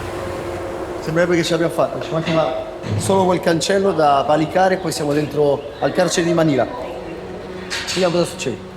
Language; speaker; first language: Italian; native; Italian